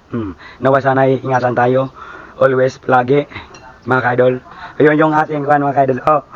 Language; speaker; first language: Filipino; native; Filipino